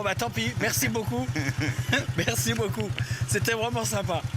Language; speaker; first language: French; native; French